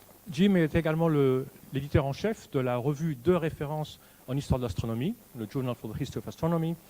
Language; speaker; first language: French; native; French